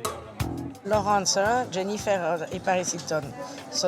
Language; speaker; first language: French; native; French